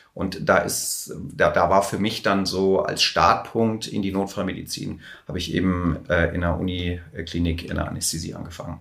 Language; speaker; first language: German; native; German